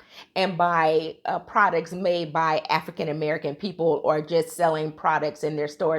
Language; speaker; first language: English; native; English